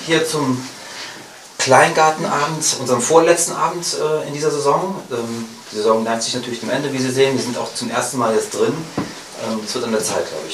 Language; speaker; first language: German; native; German